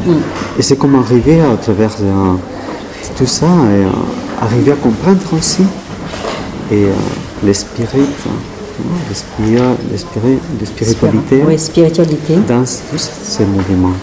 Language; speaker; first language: French; non-native, learner; Spanish